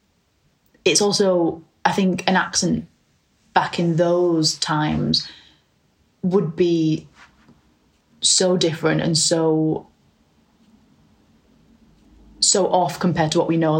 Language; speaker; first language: English; native; English